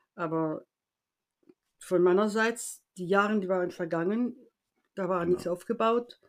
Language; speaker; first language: German; non-native, fluent; French